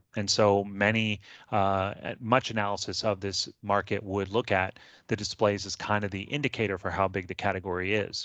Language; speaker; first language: English; native; English